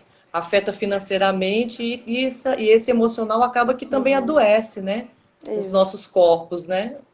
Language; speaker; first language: Portuguese; native; Portuguese